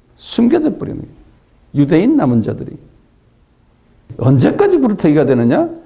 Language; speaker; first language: Korean; native; Korean